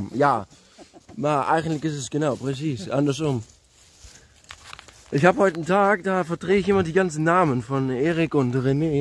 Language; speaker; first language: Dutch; non-native, learner; German